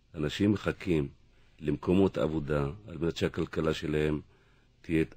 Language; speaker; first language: Hebrew; non-native, local second language; Arabic